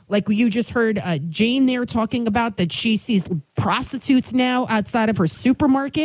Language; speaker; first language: English; early bilingual, other home language; Albanian